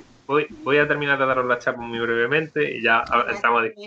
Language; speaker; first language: Spanish; native; Spanish